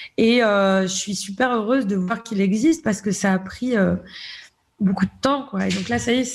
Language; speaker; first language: French; native; French